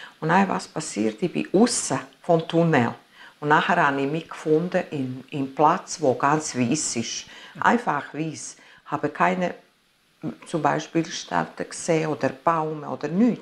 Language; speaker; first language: German; non-native, fluent; Italian